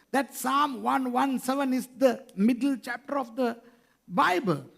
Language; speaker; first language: English; non-native, local second language; Sinhala